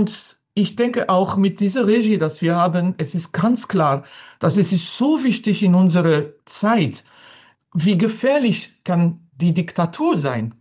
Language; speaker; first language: German; non-native, fluent; French